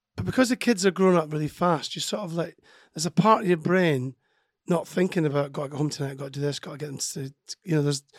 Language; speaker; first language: English; native; English